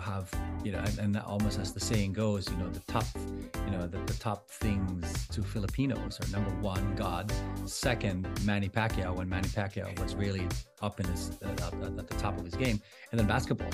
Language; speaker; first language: English; non-native, local second language; Filipino